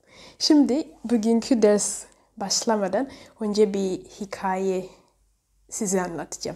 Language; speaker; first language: Turkish; non-native, learner; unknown